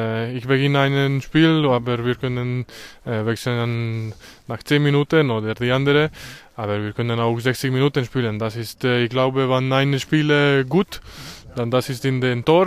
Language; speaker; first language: German; non-native, learner; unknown